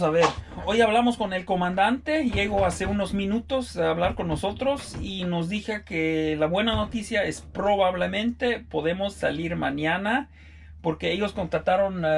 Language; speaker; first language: Spanish; non-native, fluent; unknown